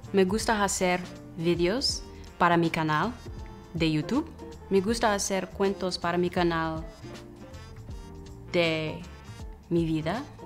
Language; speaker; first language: Spanish; non-native, learner; English